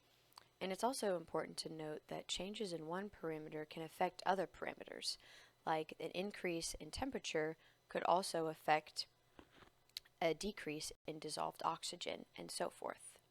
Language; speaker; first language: English; native; English